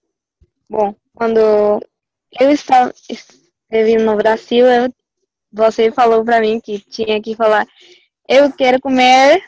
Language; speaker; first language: Portuguese; non-native, learner; Spanish